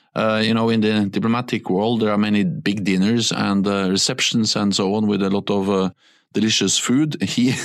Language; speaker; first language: English; non-native, fluent; Norwegian